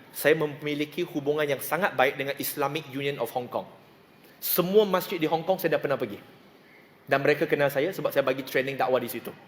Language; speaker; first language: Malay; non-native, local second language; Chinese